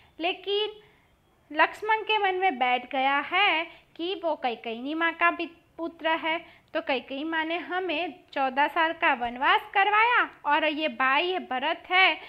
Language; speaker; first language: Hindi; non-native, local second language; Gujarati